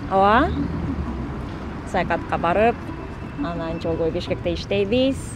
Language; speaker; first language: Kyrgyz; non-native, learner; Japanese